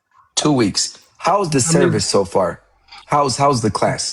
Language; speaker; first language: English; non-native, fluent; Amharic